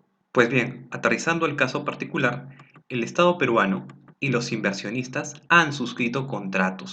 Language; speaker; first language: Spanish; native; Spanish